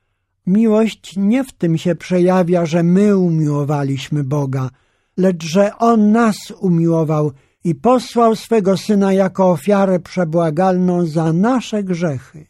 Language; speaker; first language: Polish; native; Polish